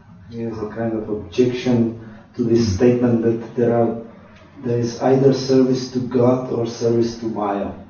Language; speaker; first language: English; non-native, fluent; Czech